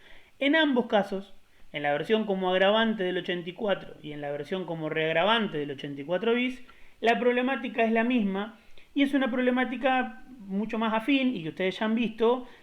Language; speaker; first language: Spanish; native; Spanish